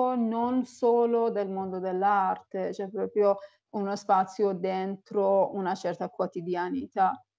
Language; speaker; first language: Italian; non-native, fluent; Persian